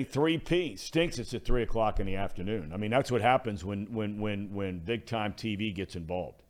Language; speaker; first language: English; native; English